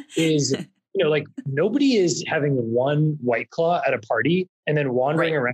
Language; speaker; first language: English; native; English